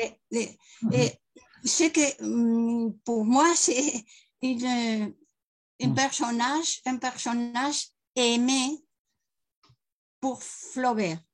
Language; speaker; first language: French; non-native, learner; Spanish